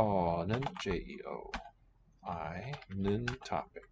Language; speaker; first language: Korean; non-native, learner; English